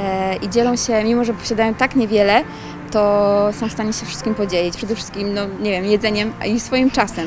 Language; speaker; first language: Polish; native; Polish